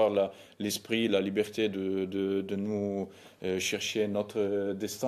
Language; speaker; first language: French; non-native, fluent; Italian